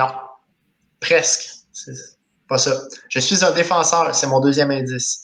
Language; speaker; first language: French; native; French